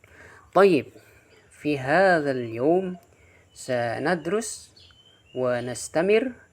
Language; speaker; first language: Arabic; non-native, fluent; Indonesian